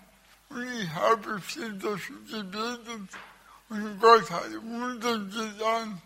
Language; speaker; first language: German; early bilingual, other home language; Russian